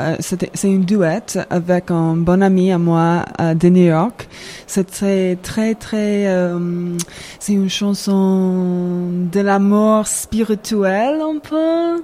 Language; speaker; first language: French; non-native, fluent; English